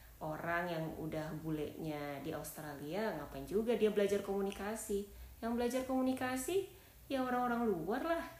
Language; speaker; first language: Indonesian; native; Indonesian